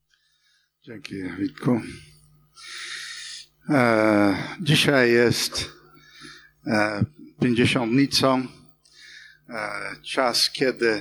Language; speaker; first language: Polish; non-native, fluent; English